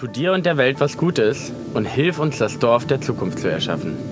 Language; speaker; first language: German; native; German